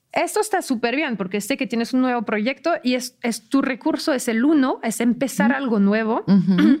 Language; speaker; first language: Spanish; non-native, fluent; French